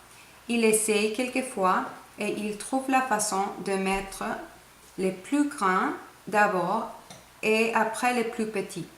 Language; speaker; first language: French; non-native, fluent; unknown